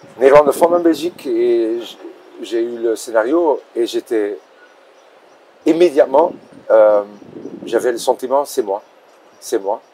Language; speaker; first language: French; non-native, local second language; Dutch